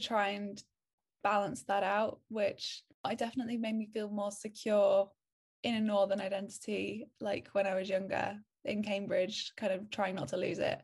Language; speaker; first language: English; native; English